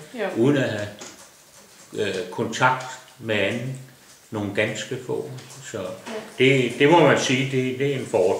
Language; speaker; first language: Danish; native; Danish